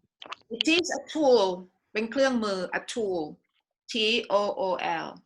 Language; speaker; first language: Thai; native; Thai